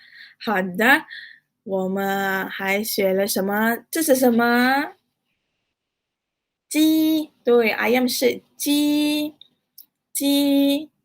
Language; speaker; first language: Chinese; non-native, fluent; Malay